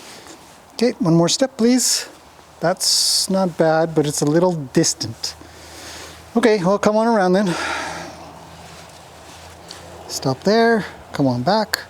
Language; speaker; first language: English; native; English